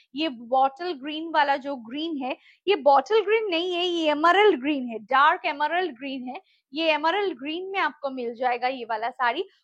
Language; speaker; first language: Hindi; non-native, local second language; Bangla